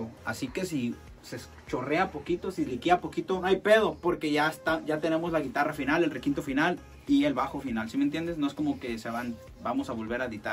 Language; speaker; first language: Spanish; native; Spanish